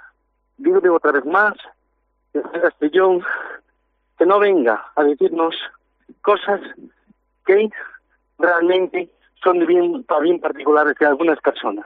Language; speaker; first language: Spanish; native; Spanish